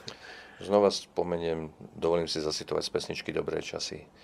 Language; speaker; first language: Slovak; non-native, local second language; Czech